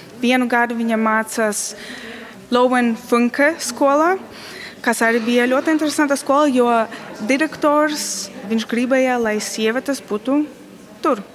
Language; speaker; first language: Latvian; non-native, learner; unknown